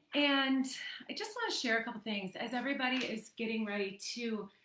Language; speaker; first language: English; native; English